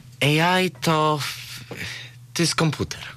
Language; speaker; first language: Polish; early bilingual, heritage; Polish